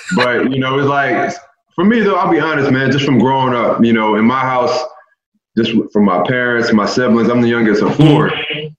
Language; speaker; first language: English; native; English